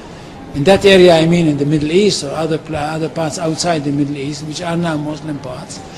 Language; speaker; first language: English; non-native, fluent; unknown